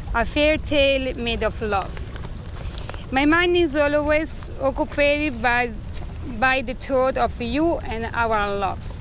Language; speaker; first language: English; non-native, learner; Italian